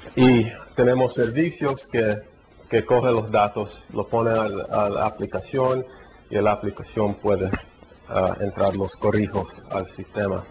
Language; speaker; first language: Spanish; early bilingual, heritage; Spanish